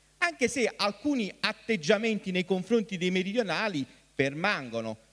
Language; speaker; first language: Italian; native; Italian